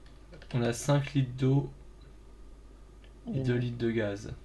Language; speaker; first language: French; native; French